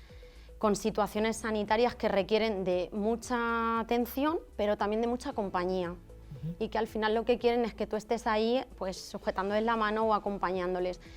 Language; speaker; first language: Spanish; native; Spanish